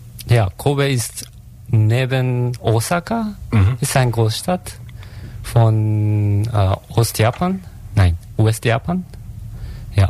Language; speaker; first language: German; non-native, learner; Japanese